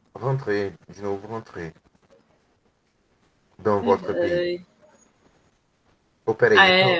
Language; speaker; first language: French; non-native, learner; Portuguese